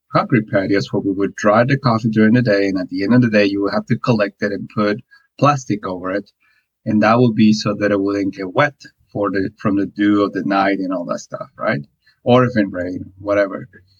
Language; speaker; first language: English; non-native, fluent; Spanish